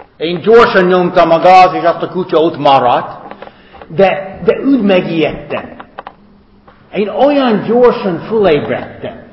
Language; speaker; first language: Hungarian; non-native, fluent; English